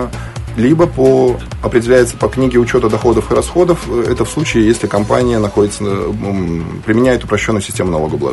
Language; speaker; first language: Russian; native; Russian